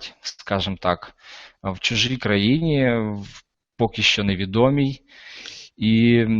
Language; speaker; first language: Ukrainian; non-native, local second language; Russian